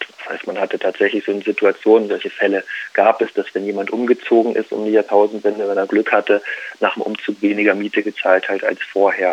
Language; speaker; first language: German; native; German